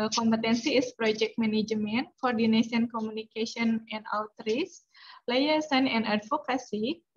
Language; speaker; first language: English; non-native, fluent; Indonesian